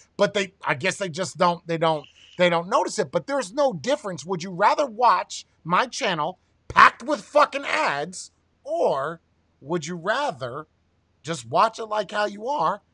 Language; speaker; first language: English; native; English